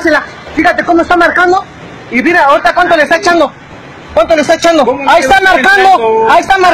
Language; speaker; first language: Spanish; native; Spanish